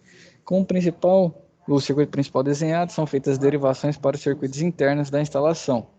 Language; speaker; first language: Portuguese; native; Portuguese